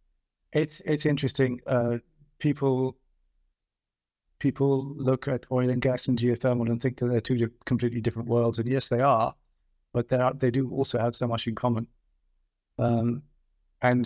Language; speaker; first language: English; native; English